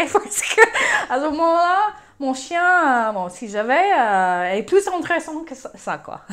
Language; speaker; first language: French; non-native, fluent; English